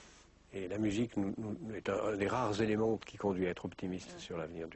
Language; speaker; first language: French; native; French